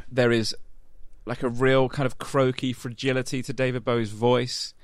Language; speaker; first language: English; native; English